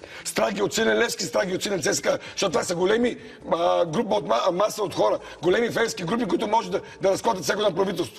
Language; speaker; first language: Bulgarian; native; Bulgarian